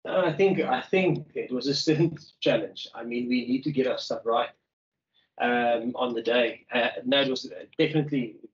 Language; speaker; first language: English; non-native, local second language; Afrikaans